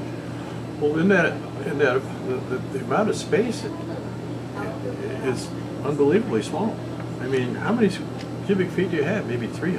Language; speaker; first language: English; native; English